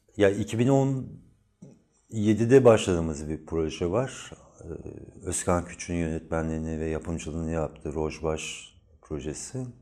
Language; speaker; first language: Turkish; native; Turkish